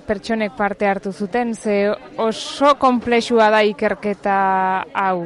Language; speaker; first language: Basque; native; Basque